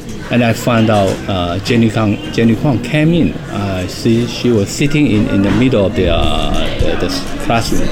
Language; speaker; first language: English; non-native, fluent; Chinese